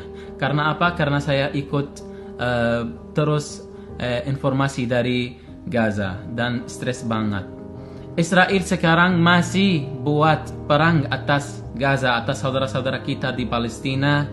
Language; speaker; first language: Indonesian; non-native, fluent; Arabic